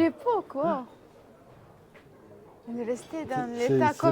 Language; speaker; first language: French; non-native, learner; Russian